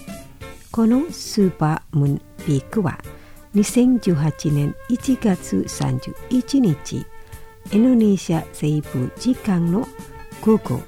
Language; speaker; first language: Japanese; non-native, fluent; Indonesian